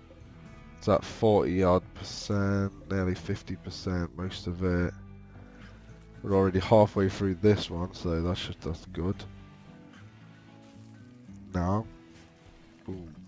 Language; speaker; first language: English; native; English